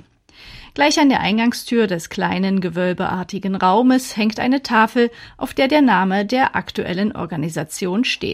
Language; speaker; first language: German; native; German